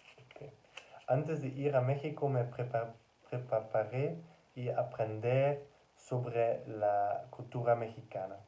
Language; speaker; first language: Spanish; non-native, learner; Dutch